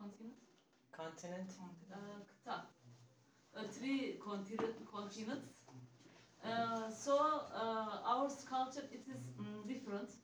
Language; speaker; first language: English; non-native, learner; Turkish